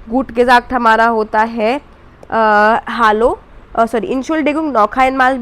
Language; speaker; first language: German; non-native, fluent; Hindi